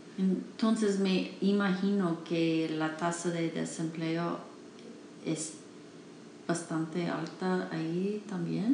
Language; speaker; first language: Spanish; non-native, learner; English